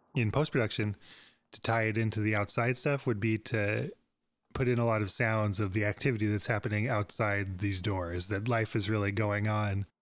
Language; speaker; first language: English; native; English